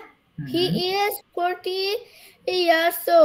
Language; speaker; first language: English; non-native, learner; Bangla